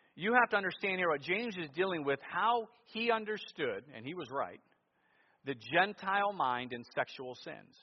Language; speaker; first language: English; native; English